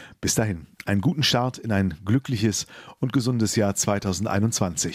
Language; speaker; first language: German; native; German